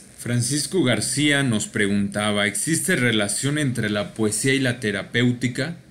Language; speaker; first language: Spanish; native; Spanish